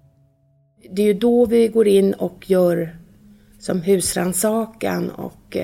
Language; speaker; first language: Swedish; native; Swedish